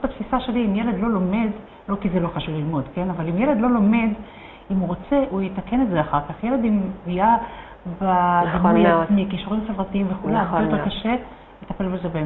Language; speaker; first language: Hebrew; native; Hebrew